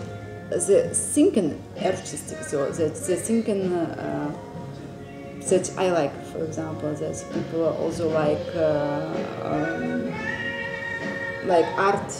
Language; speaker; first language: English; non-native, learner; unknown